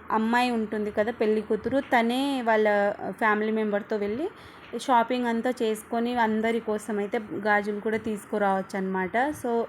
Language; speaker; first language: Telugu; non-native, local second language; Lambadi